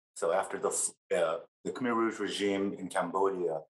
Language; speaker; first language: English; native; English